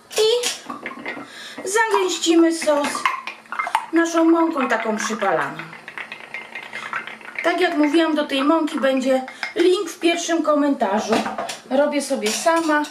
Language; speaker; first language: Polish; native; Polish